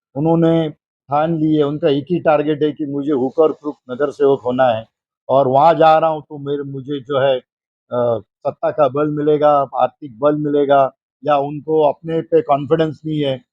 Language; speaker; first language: Hindi; non-native, local second language; Marathi